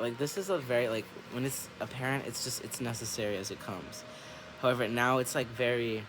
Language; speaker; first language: English; native; English